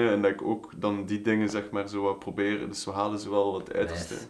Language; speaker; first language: Dutch; native; Dutch